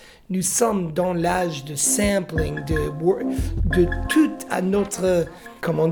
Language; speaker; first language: French; non-native, fluent; English